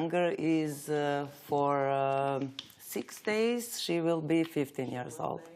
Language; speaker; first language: English; non-native, learner; Serbian